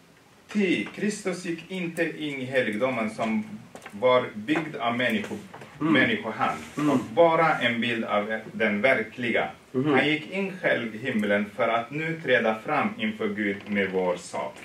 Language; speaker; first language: Swedish; non-native, fluent; Tigrinya